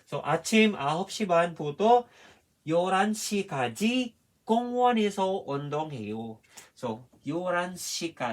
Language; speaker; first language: Korean; non-native, fluent; Filipino